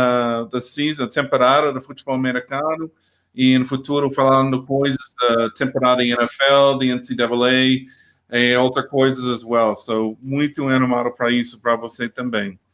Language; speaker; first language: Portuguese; non-native, learner; English